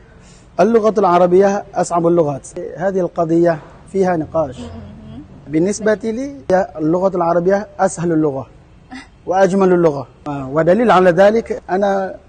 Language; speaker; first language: Arabic; non-native, fluent; Malay